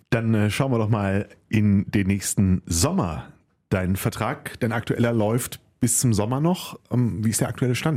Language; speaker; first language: German; native; German